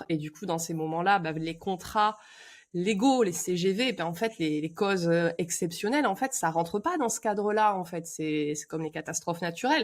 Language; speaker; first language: French; native; French